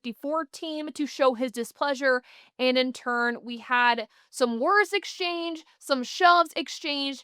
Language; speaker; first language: English; native; English